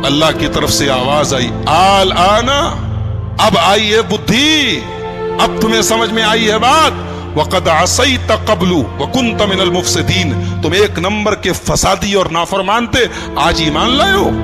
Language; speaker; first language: Urdu; native; Urdu